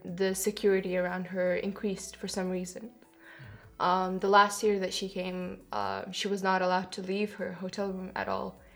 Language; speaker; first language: English; non-native, fluent; Kyrgyz